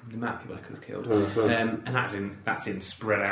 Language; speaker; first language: English; native; English